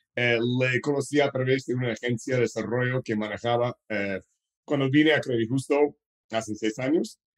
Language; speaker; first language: Spanish; non-native, fluent; English